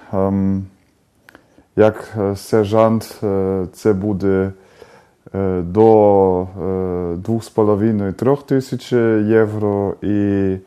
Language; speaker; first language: Ukrainian; non-native, fluent; German